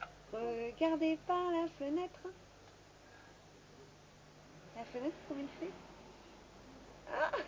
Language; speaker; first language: French; native; French